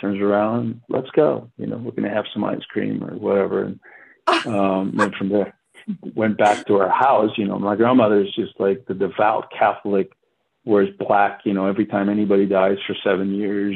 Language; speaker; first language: English; non-native, fluent; Spanish